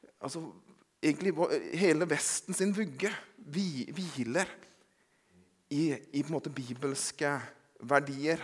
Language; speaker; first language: Norwegian; native; Norwegian